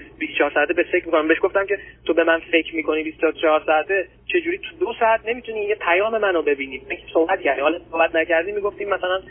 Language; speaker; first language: Persian; early bilingual, other home language; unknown